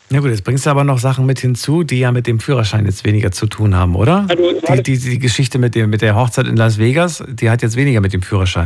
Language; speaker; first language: German; native; German